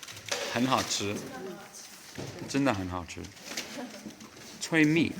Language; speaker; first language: Chinese; non-native, learner; English